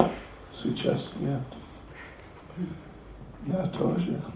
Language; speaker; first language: Russian; non-native, learner; English